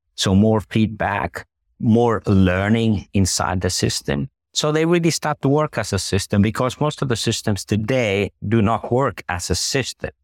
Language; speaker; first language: English; non-native, fluent; Finnish